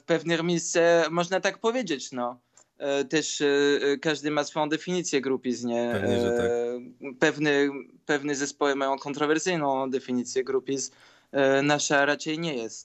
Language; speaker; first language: Polish; early bilingual, heritage; Polish